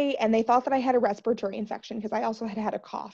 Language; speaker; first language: English; native; English